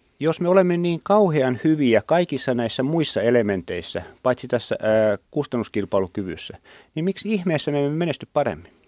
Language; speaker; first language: Finnish; native; Finnish